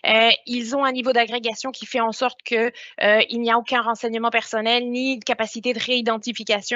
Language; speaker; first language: French; native; French